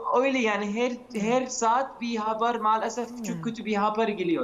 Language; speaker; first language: Turkish; non-native, fluent; Arabic